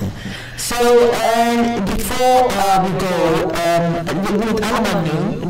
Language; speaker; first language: Dutch; non-native, learner; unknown